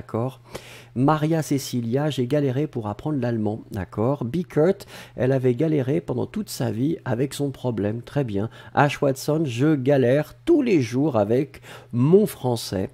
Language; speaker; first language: French; native; French